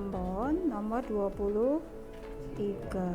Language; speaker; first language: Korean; non-native, fluent; Indonesian